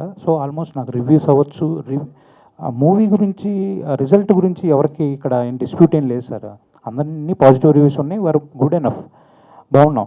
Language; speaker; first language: Telugu; native; Telugu